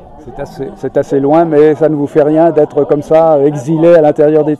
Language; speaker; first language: French; native; French